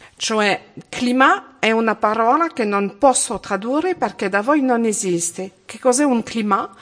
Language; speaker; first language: Italian; non-native, learner; French